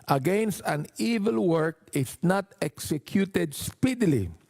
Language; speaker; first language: English; non-native, local second language; Filipino